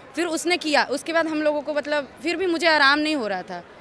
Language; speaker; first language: Hindi; native; Hindi